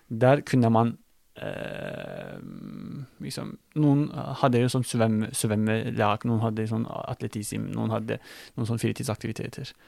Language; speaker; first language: Norwegian; non-native, fluent; Turkish